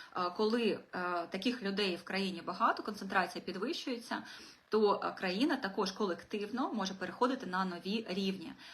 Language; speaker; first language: Ukrainian; non-native, local second language; Russian